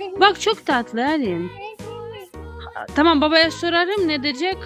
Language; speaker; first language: Turkish; non-native, learner; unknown